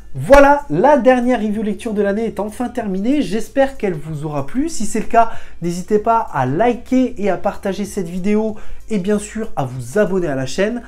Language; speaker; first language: French; native; French